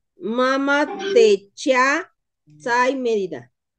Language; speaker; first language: Chinese; non-native, learner; Spanish